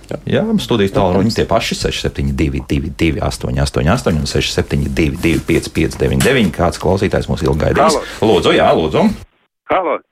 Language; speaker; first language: Latvian; native; Latvian